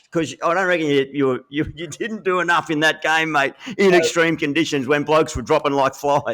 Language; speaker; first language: English; native; English